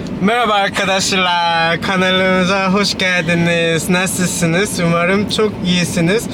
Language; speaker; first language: Turkish; non-native, learner; Korean